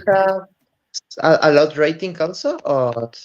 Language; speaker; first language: English; non-native, learner; Spanish